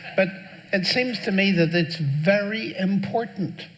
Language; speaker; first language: English; native; English